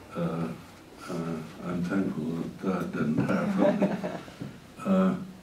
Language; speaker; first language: English; native; English